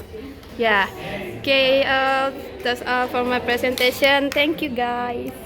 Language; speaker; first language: English; non-native, learner; Indonesian